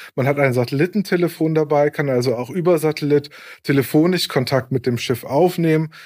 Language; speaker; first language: German; native; German